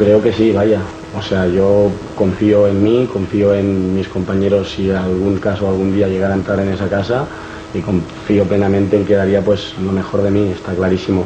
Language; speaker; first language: Spanish; native; Spanish